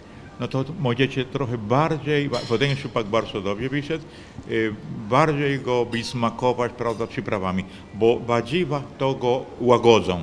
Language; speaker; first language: Polish; non-native, fluent; Spanish